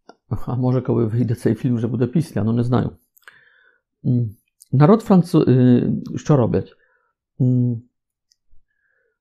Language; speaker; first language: Ukrainian; non-native, fluent; Polish